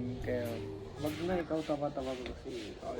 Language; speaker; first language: Filipino; non-native, learner; Punjabi